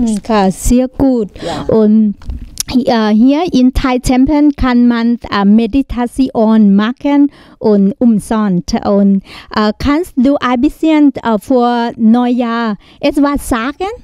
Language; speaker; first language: German; non-native, learner; Thai